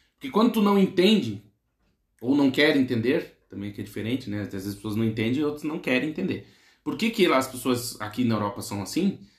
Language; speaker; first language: Portuguese; native; Portuguese